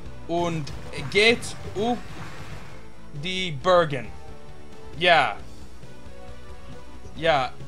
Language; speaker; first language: German; non-native, learner; English